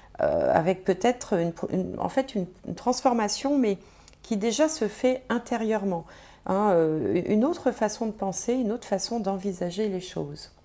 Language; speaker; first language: French; native; French